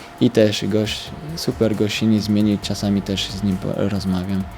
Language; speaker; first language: Polish; early bilingual, heritage; French